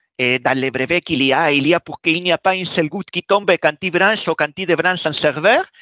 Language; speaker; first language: French; non-native, fluent; Spanish